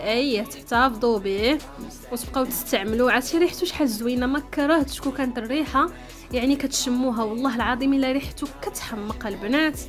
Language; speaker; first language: Arabic; native; Arabic